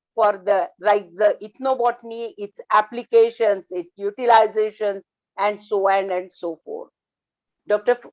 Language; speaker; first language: English; non-native, local second language; Marathi